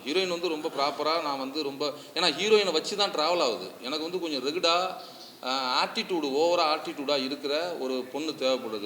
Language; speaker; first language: Tamil; native; Tamil